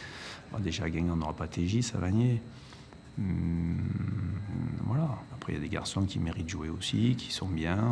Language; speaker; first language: French; native; French